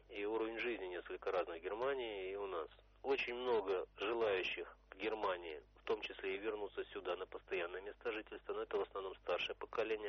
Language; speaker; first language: Russian; native; Russian